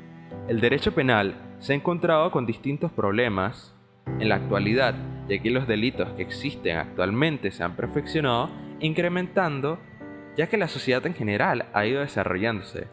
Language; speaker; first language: Spanish; native; Spanish